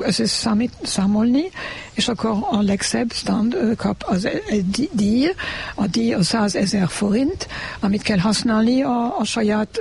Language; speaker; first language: Hungarian; non-native, learner; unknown